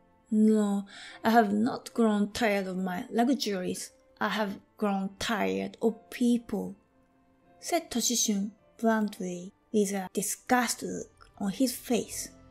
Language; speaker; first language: English; non-native, fluent; Japanese